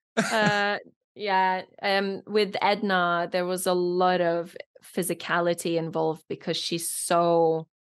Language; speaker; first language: English; non-native, fluent; Norwegian